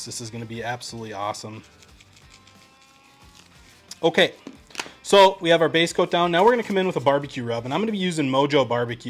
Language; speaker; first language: English; native; English